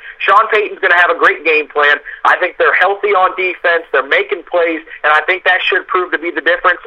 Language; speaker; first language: English; native; English